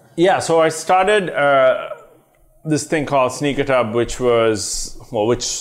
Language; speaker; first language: English; non-native, local second language; Sinhala